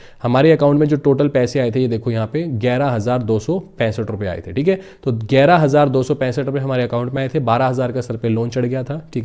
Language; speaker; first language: Hindi; native; Hindi